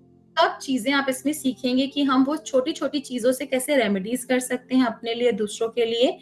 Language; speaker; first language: Hindi; native; Hindi